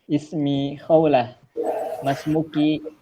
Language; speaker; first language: Arabic; non-native, learner; Indonesian